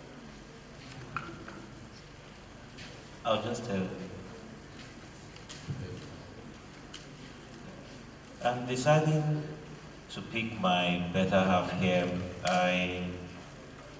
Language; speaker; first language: English; non-native, local second language; Esan